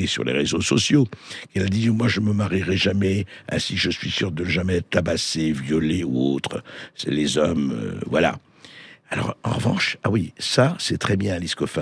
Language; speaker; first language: French; native; French